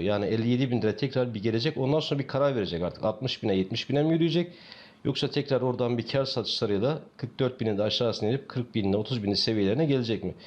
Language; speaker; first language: Turkish; native; Turkish